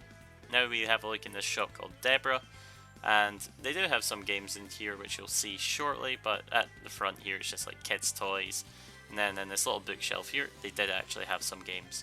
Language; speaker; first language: English; native; English